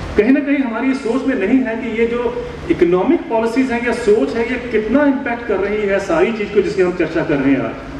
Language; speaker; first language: Hindi; native; Hindi